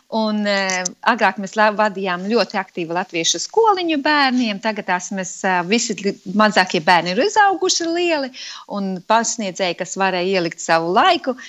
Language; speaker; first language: Latvian; native; Latvian